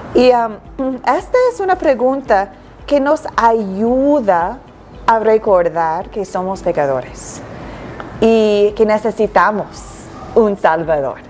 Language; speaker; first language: Spanish; non-native, fluent; English